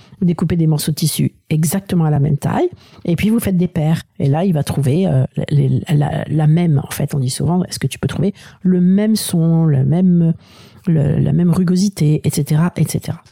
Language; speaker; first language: French; native; French